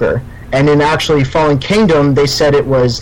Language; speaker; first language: English; native; English